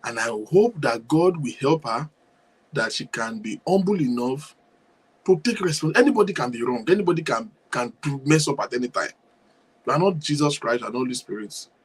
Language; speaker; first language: English; non-native, local second language; Yoruba